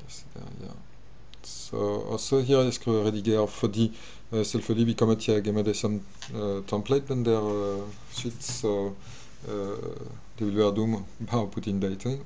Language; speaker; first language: Danish; non-native, fluent; French